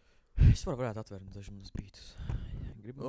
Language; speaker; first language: Latvian; native; Latvian